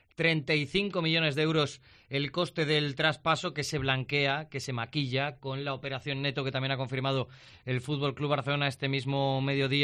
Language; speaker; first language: Spanish; native; Spanish